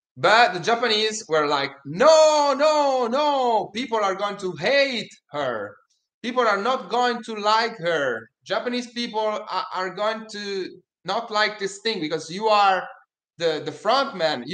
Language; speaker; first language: English; non-native, fluent; Italian